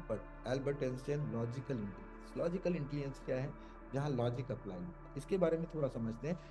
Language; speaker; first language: Hindi; non-native, local second language; Malayalam